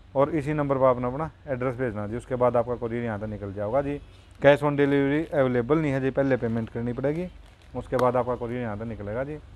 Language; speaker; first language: Hindi; native; Hindi